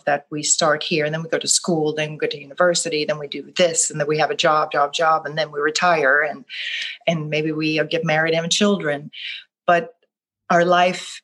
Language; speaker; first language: English; non-native, fluent; Swedish